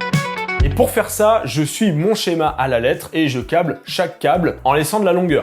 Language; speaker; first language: French; native; French